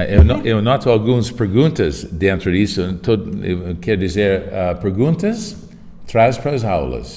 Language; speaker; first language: Portuguese; non-native, fluent; English